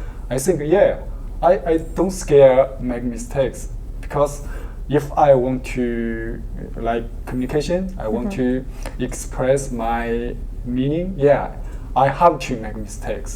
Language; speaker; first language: English; non-native, learner; Chinese